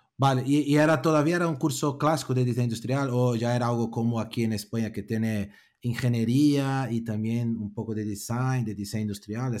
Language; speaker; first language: Spanish; non-native, fluent; Portuguese